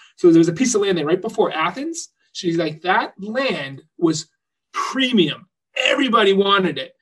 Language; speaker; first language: English; native; English